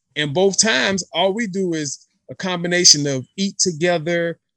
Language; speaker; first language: English; native; English